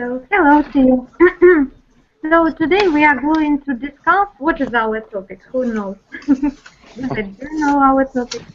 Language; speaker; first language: English; non-native, fluent; Russian